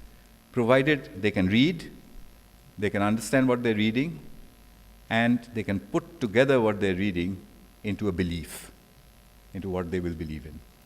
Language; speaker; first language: English; non-native, local second language; Bangla